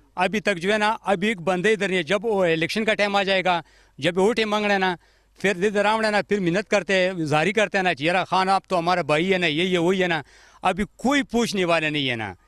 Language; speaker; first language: Urdu; non-native, local second language; Pashto